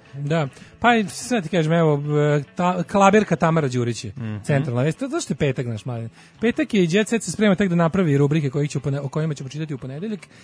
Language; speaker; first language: Serbian; native; Serbian